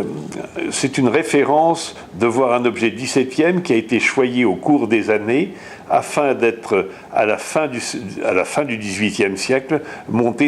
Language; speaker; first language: French; native; French